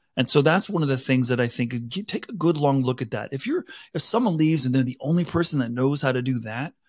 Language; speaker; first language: English; native; English